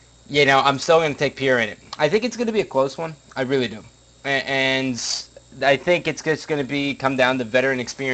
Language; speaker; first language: English; native; English